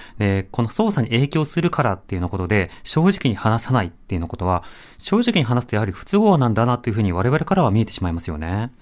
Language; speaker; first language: Japanese; native; Japanese